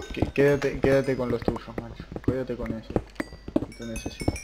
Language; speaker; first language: Spanish; native; Spanish